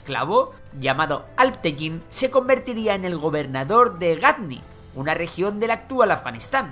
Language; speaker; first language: Spanish; native; Spanish